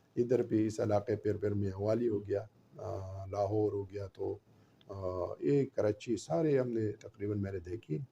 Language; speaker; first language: Urdu; non-native, local second language; Pashto